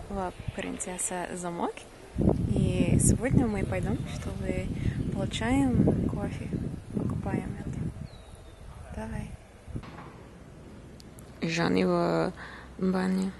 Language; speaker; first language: Russian; non-native, learner; English